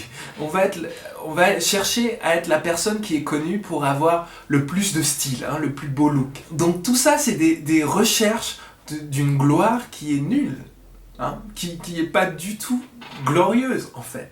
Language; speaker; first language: French; native; French